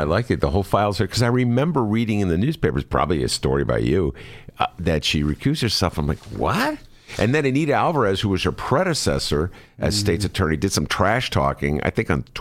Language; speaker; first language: English; native; English